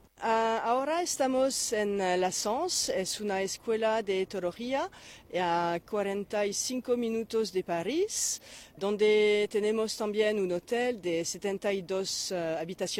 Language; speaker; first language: Spanish; non-native, fluent; French